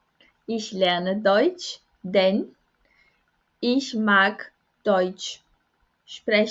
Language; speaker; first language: German; non-native, fluent; Portuguese